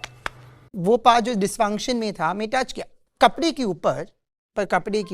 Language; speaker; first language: Hindi; non-native, local second language; English